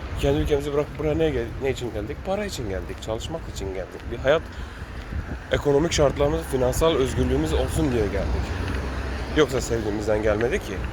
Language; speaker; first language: Turkish; early bilingual, heritage; Turkish